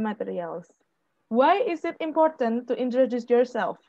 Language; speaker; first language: English; non-native, fluent; Indonesian